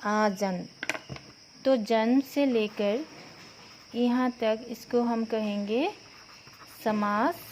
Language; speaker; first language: Hindi; non-native, local second language; Assamese